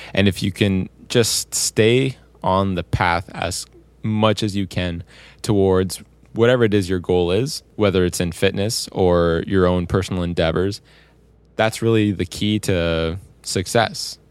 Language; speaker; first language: English; native; English